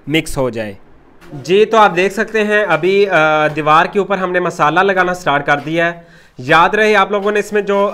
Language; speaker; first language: Urdu; non-native, local second language; Punjabi